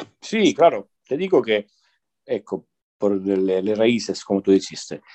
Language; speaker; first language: Spanish; non-native, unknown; Italian